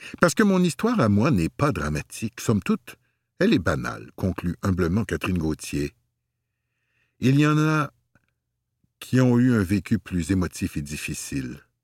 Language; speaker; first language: French; native; French